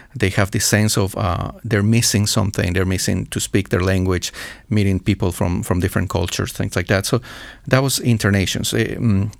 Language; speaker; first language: English; non-native, fluent; Spanish